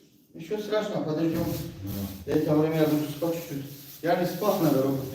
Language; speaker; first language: Russian; non-native, local second language; Tajik